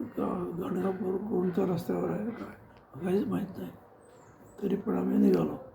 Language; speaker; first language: Marathi; non-native, local second language; Gujarati